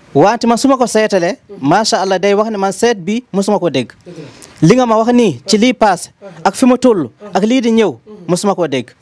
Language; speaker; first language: Wolof; non-native, local second language; Fula